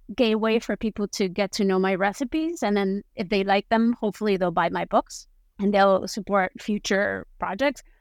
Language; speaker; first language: English; non-native, fluent; Spanish